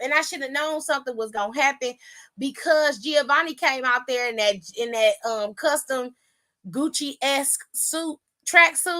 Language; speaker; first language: English; native; English